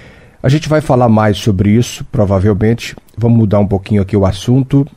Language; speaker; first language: Portuguese; native; Portuguese